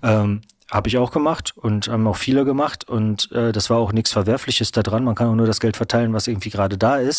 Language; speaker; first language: German; native; German